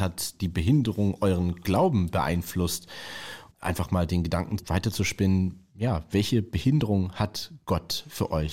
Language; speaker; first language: German; native; German